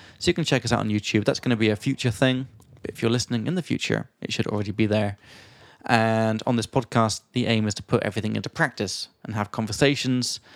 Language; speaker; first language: English; native; English